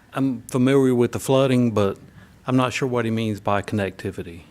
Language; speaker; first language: English; native; English